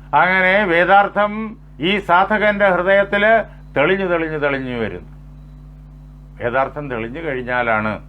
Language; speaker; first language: Malayalam; native; Malayalam